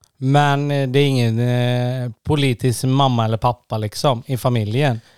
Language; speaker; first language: Swedish; native; Swedish